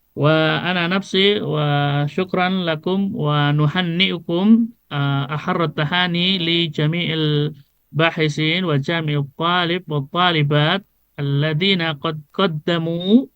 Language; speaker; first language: Arabic; non-native, fluent; Indonesian